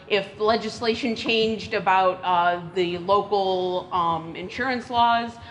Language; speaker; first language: English; native; English